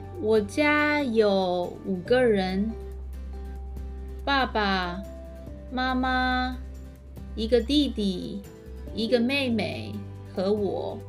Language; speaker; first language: Chinese; early bilingual, heritage; Chinese